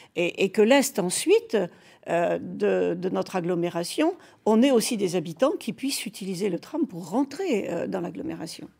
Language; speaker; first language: French; native; French